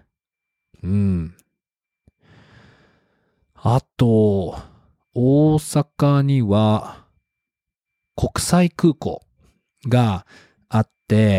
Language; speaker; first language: Japanese; non-native, fluent; English